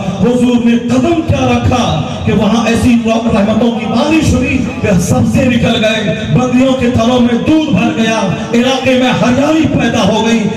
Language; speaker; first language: Urdu; native; Urdu